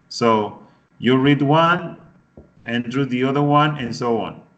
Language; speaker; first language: English; non-native, fluent; Spanish